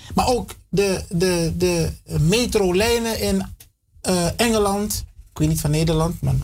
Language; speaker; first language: Dutch; non-native, local second language; Sranan Tongo